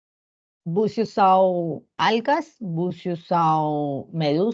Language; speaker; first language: Portuguese; non-native, learner; Spanish